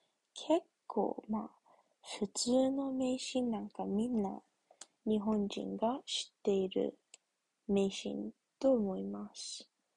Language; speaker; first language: Japanese; early bilingual, heritage; English